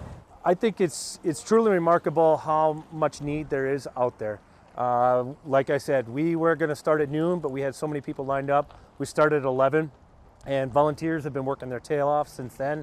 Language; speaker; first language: English; native; English